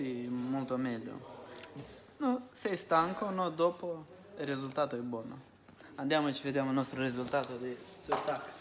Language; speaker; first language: Italian; non-native, learner; Romanian